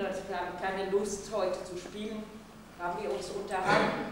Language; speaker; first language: German; non-native, fluent; Hebrew